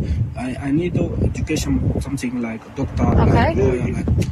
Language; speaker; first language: English; non-native, learner; Arabic